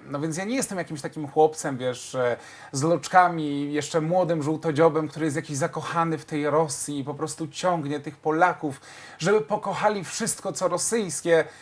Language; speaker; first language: Polish; native; Polish